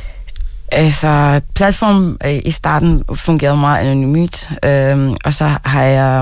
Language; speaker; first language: Danish; non-native, fluent; Arabic